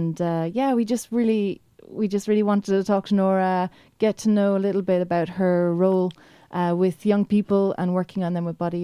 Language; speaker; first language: English; native; English